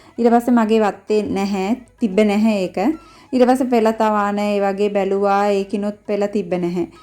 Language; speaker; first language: Sinhala; non-native, local second language; Tamil